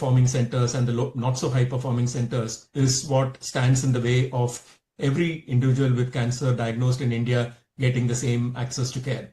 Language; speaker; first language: English; non-native, local second language; Tamil